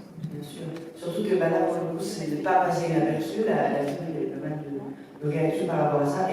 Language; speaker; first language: French; native; French